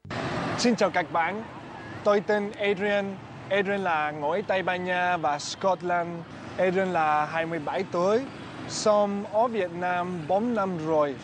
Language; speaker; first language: Vietnamese; non-native, learner; English